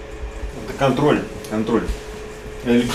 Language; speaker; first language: Russian; native; Russian